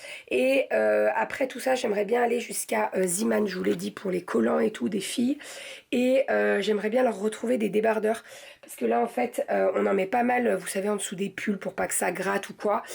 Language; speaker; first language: French; native; French